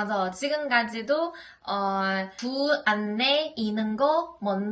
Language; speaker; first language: Korean; non-native, learner; Chinese